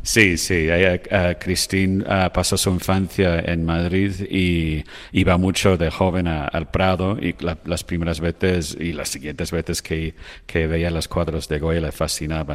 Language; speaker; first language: Spanish; non-native, fluent; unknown